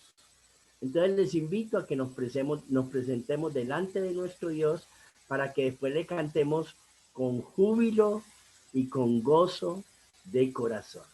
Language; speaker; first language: Spanish; native; Spanish